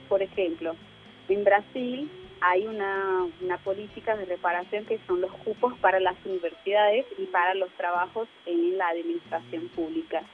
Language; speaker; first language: Spanish; non-native, fluent; Portuguese